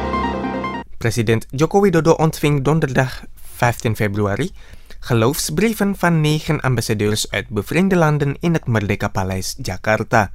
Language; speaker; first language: Dutch; non-native, fluent; Indonesian